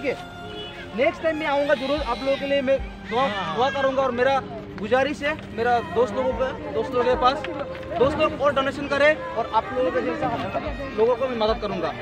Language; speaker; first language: Hindi; non-native, local second language; Assamese